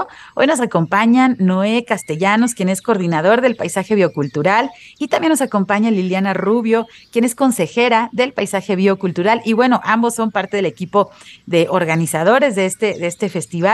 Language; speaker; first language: Spanish; native; Spanish